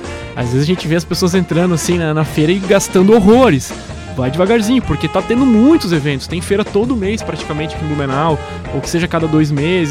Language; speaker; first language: Portuguese; native; Portuguese